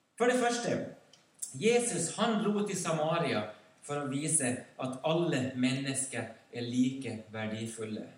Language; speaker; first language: Swedish; native; Swedish